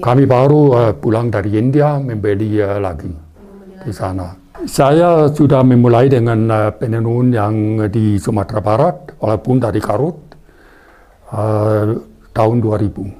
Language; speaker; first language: Indonesian; non-native, fluent; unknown